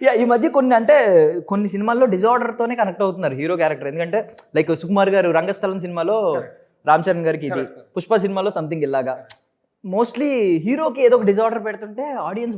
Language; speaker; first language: Telugu; native; Telugu